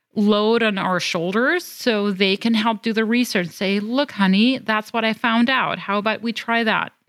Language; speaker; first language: English; non-native, fluent; German